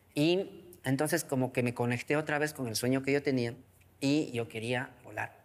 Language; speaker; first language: Spanish; non-native, local second language; Quechua